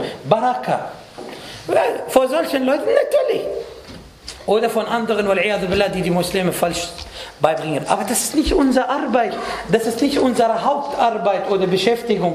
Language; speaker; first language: German; non-native, fluent; Arabic